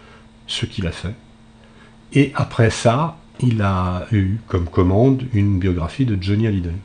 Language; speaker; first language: French; native; French